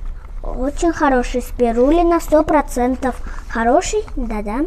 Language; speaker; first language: Russian; non-native, local second language; Kyrgyz